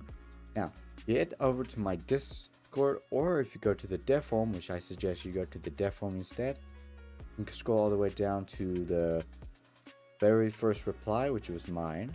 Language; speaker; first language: English; native; English